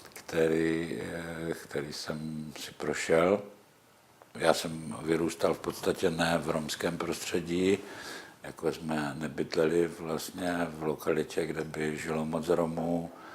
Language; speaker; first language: Czech; native; Czech